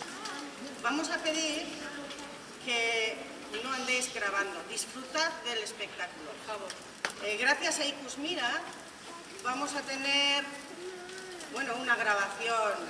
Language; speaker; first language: Spanish; native; Spanish